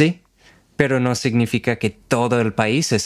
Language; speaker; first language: Spanish; non-native, fluent; English